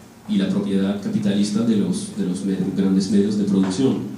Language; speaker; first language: Spanish; non-native, fluent; French